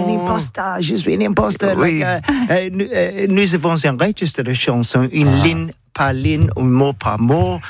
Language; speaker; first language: French; non-native, learner; English